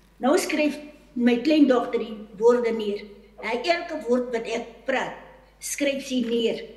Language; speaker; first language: Afrikaans; non-native, local second language; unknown